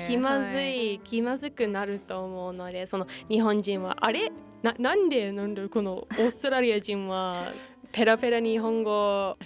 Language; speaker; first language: Japanese; non-native, fluent; English